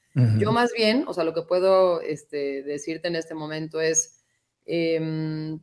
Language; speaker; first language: Spanish; native; Spanish